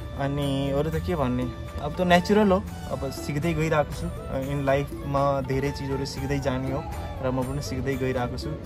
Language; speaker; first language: Nepali; early bilingual, heritage; Nepali